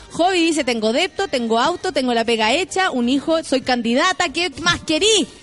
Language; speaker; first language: Spanish; native; Spanish